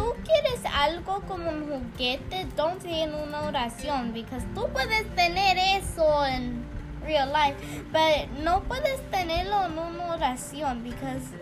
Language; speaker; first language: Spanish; early bilingual, heritage; English